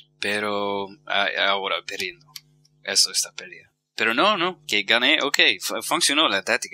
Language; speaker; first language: Spanish; non-native, fluent; English